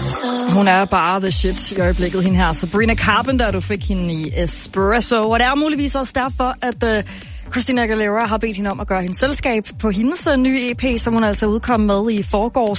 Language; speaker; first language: Danish; native; Danish